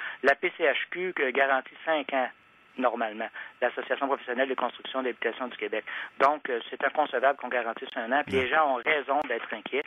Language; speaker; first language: French; native; French